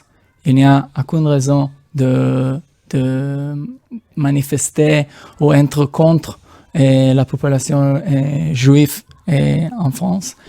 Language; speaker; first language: French; non-native, fluent; Hebrew